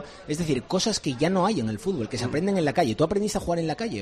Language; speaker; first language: Spanish; native; Spanish